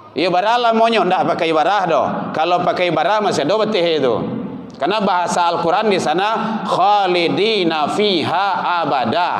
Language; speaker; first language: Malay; non-native, local second language; Minangkabau